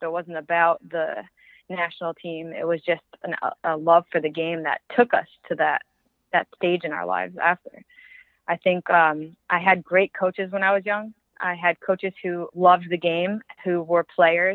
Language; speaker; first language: English; native; English